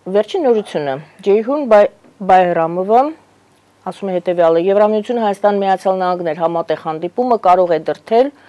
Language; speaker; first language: Armenian; native; Armenian